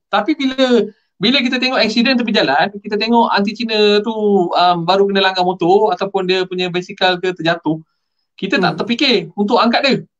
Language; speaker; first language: Malay; non-native, local second language; Tamil